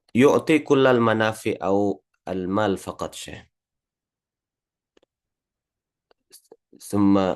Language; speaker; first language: Arabic; non-native, learner; Indonesian